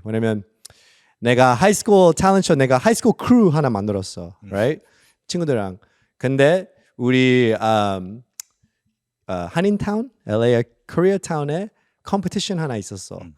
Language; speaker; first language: Korean; early bilingual, heritage; English